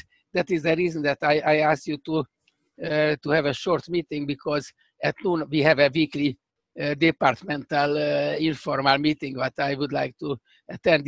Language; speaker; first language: English; non-native, fluent; Hungarian